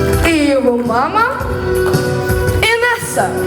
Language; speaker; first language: Russian; native; Russian